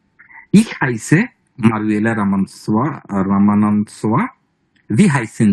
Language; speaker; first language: German; non-native, fluent; Bangla